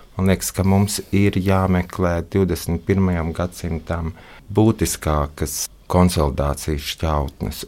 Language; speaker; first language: Latvian; non-native, local second language; Russian